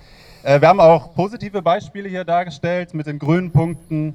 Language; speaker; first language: German; native; German